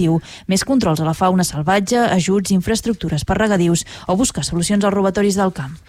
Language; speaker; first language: Catalan; native; Catalan